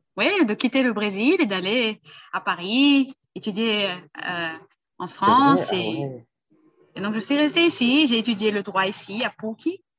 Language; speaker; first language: French; early bilingual, heritage; Portuguese